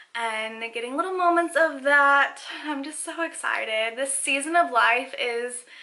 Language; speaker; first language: English; native; English